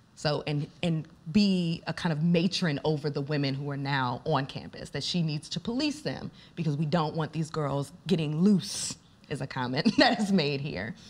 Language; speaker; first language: English; native; English